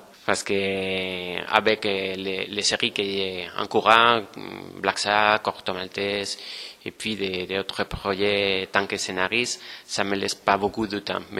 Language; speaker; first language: French; non-native, fluent; Spanish